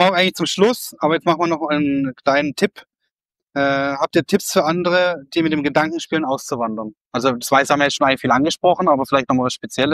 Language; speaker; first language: German; native; German